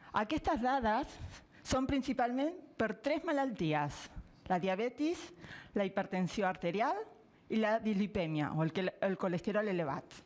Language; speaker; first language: Catalan; non-native, fluent; Spanish